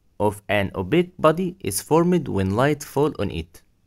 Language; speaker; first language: English; non-native, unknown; Arabic